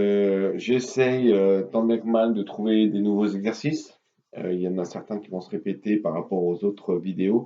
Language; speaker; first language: French; native; French